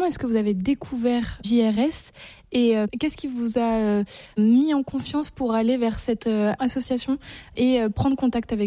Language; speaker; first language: French; native; French